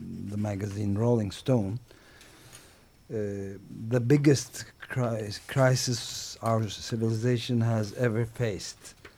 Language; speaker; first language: English; non-native, fluent; Turkish